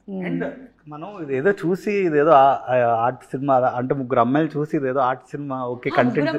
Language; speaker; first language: Telugu; native; Telugu